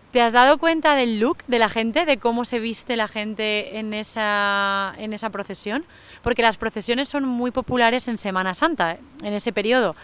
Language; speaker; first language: Spanish; native; Spanish